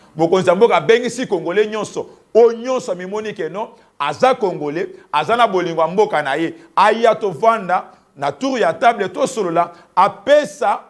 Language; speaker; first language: Lingala; non-native, local second language; Kongo